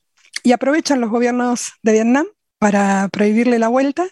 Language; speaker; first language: Spanish; native; Spanish